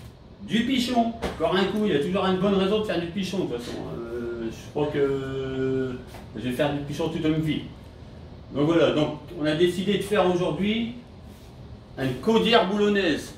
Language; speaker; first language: French; native; French